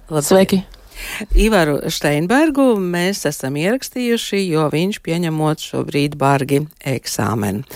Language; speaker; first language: Latvian; native; Latvian